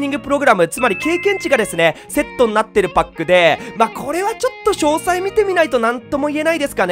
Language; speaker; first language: Japanese; native; Japanese